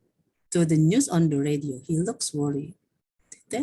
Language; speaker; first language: English; non-native, learner; Indonesian